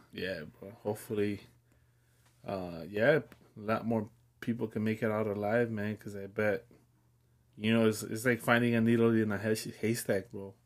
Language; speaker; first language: English; early bilingual, other home language; Spanish